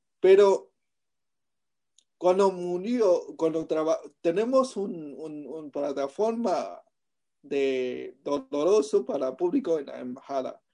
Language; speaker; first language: Spanish; non-native, fluent; Chinese